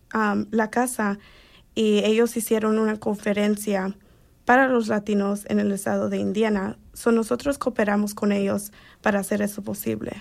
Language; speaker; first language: Spanish; early bilingual, heritage; Spanish